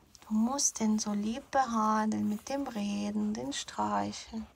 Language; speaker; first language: German; non-native, fluent; Ukrainian